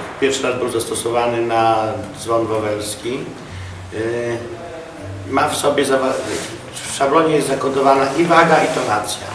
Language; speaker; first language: Polish; native; Polish